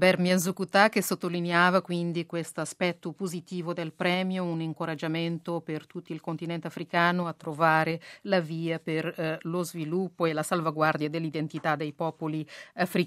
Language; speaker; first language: Italian; non-native, fluent; Kabuverdianu